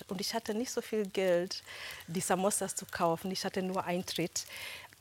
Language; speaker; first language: German; non-native, fluent; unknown